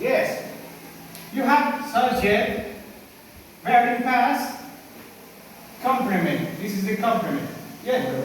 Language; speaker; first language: English; non-native, learner; Spanish